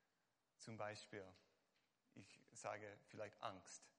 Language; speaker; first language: German; non-native, fluent; Hungarian